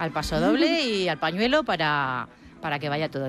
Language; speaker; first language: Spanish; native; Spanish